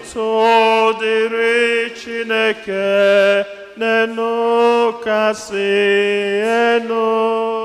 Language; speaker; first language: Igbo; native; Igbo